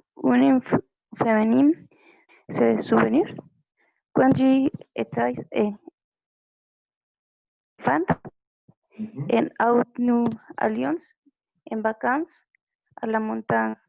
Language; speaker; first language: French; non-native, learner; Spanish